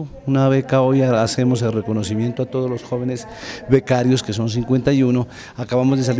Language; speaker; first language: Spanish; native; Spanish